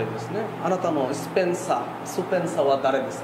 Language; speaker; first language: Japanese; non-native, fluent; Bangla